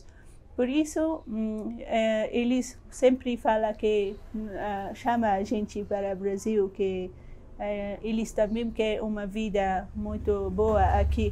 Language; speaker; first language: Portuguese; non-native, learner; Persian